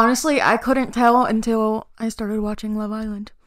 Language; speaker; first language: English; native; English